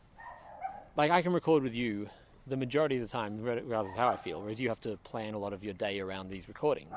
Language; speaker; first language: English; native; English